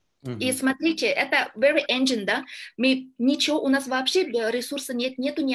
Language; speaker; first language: Russian; non-native, learner; Kyrgyz